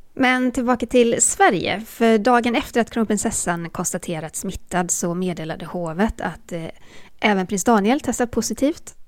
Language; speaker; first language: Swedish; native; Swedish